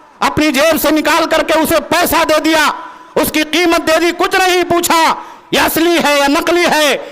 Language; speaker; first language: Urdu; native; Urdu